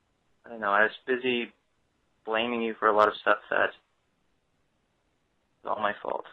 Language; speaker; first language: English; native; English